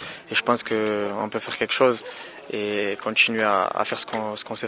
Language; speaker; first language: French; native; French